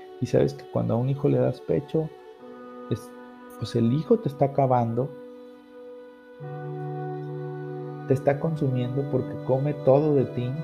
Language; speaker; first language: Spanish; native; Spanish